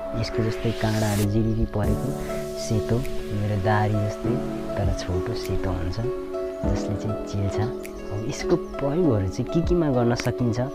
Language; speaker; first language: Nepali; non-native, local second language; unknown